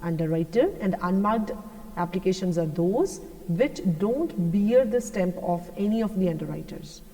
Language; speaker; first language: English; non-native, local second language; Punjabi